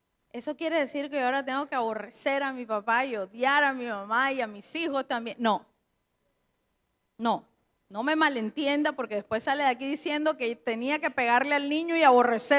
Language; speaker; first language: Spanish; native; Spanish